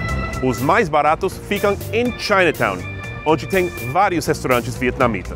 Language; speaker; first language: Portuguese; non-native, fluent; English